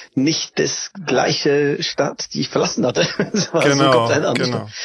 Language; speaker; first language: German; non-native, fluent; English